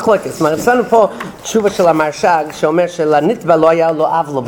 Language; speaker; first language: Hebrew; non-native, fluent; English